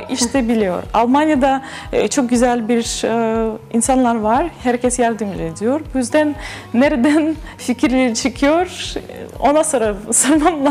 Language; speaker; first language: Turkish; non-native, learner; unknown